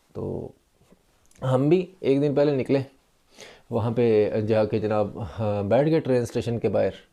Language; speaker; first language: Urdu; non-native, local second language; Punjabi